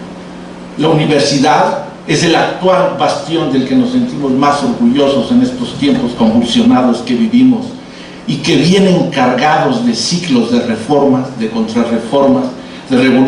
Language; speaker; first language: Spanish; native; Spanish